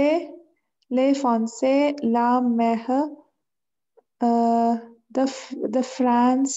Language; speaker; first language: French; non-native, learner; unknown